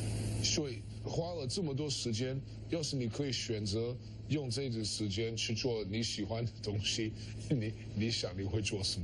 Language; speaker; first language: Chinese; early bilingual, heritage; English